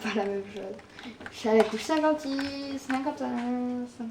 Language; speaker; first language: French; native; French